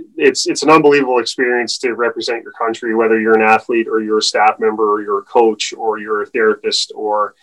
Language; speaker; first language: English; native; English